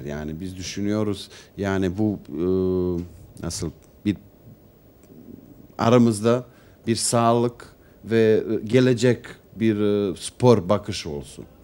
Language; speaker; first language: Turkish; non-native, learner; Serbian